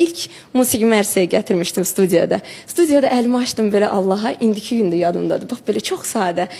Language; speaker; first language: Azerbaijani; non-native, local second language; Russian